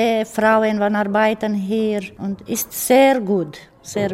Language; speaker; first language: German; non-native, learner; Romanian